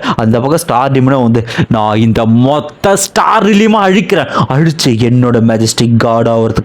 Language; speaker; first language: Tamil; native; Tamil